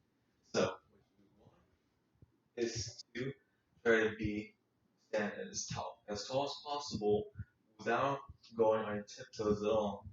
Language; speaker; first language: English; native; English